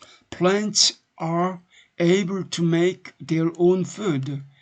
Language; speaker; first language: English; non-native, fluent; Korean